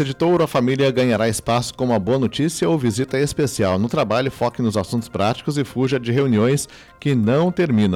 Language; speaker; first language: Portuguese; native; Portuguese